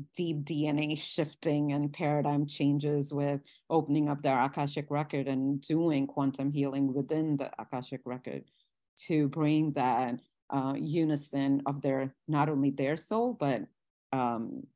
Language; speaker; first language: English; non-native, local second language; Gujarati